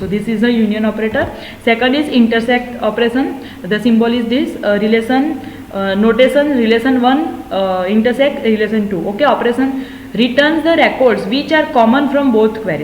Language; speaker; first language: English; non-native, local second language; Gujarati